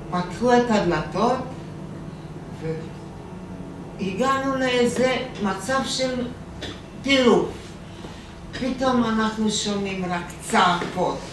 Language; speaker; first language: Hebrew; non-native, fluent; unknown